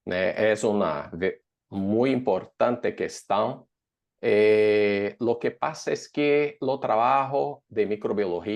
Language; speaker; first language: Spanish; non-native, fluent; Portuguese